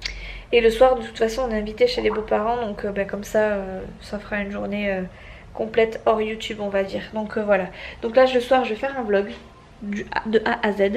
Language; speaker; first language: French; native; French